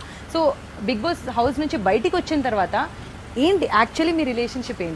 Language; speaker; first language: Telugu; native; Telugu